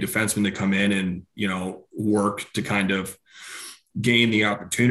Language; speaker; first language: English; native; English